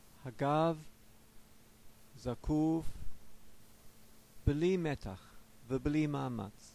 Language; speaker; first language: Hebrew; non-native, fluent; English